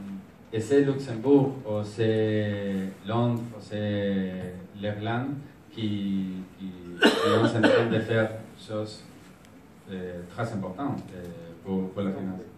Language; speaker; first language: French; non-native, learner; Spanish